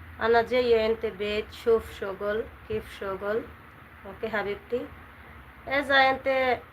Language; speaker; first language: Arabic; non-native, learner; Bangla